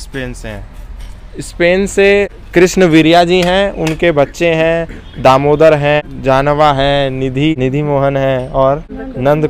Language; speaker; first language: Hindi; native; Hindi